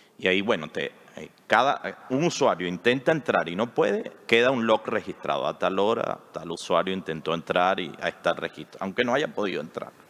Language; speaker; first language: Spanish; native; Spanish